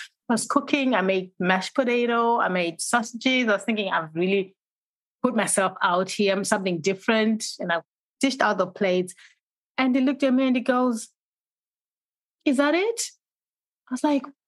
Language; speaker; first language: English; non-native, local second language; Shona